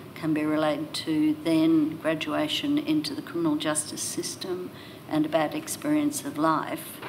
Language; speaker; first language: English; native; English